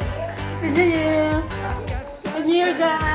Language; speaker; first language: English; non-native, local second language; Cebuano